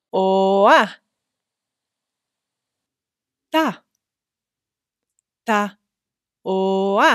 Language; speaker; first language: Greek; non-native, fluent; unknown